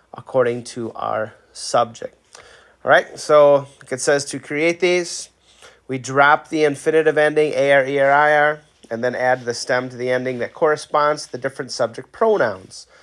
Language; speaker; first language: English; native; English